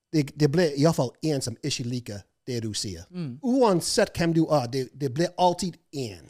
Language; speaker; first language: Norwegian; non-native, fluent; English